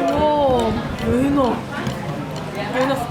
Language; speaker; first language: Indonesian; non-native, fluent; Korean